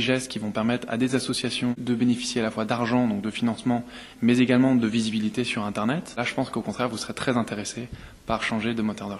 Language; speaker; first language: French; native; French